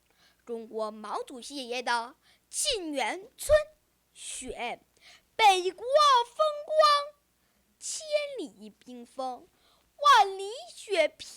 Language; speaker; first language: Chinese; early bilingual, heritage; Chinese